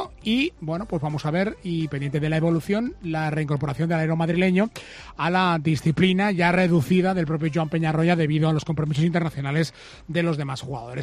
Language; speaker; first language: Spanish; native; Spanish